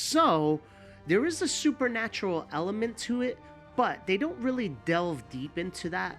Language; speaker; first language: English; native; English